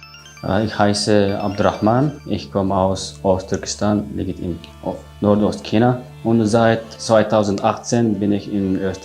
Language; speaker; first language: German; non-native, learner; Uyghur